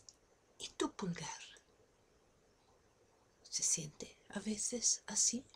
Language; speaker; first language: Spanish; non-native, fluent; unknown